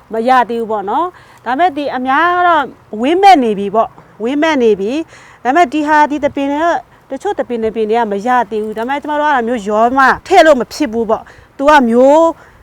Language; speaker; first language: Burmese; non-native, local second language; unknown